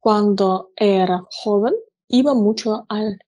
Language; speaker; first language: Spanish; non-native, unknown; Russian